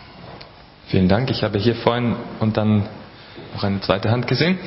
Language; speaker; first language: German; native; German